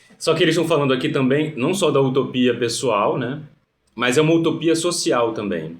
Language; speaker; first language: Portuguese; native; Portuguese